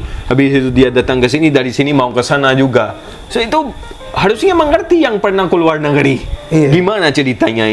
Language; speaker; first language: Indonesian; non-native, fluent; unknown